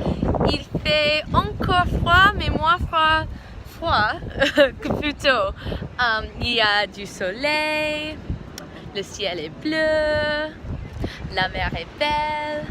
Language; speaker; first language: French; non-native, fluent; English